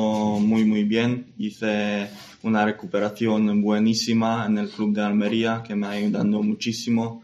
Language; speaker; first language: Spanish; non-native, fluent; English